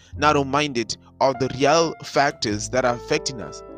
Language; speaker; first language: English; non-native, local second language; Shona